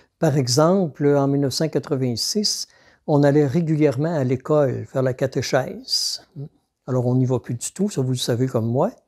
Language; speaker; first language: French; native; French